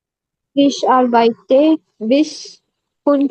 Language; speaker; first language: German; non-native, learner; Hindi